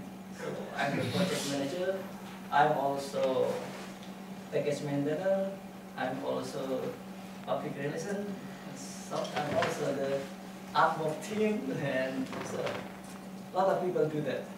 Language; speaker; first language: English; non-native, fluent; Indonesian